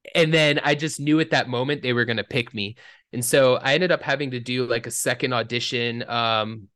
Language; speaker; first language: English; native; English